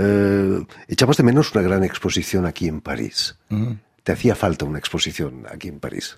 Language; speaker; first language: Spanish; native; Spanish